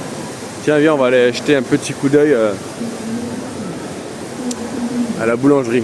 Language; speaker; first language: French; native; French